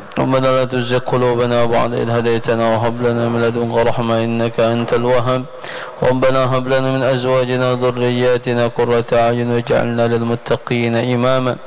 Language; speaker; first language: Arabic; non-native, fluent; Indonesian